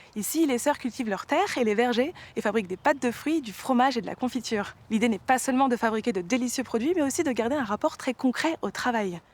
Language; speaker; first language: French; native; French